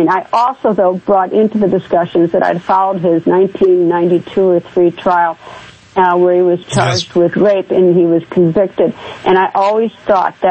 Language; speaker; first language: English; native; English